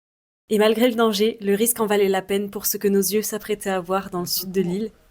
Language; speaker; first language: French; native; French